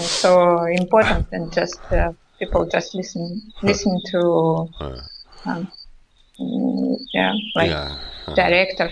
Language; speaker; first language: English; non-native, learner; Russian